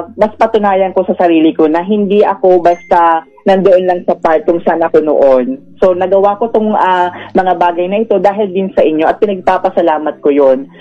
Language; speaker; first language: Filipino; non-native, local second language; Masbatenyo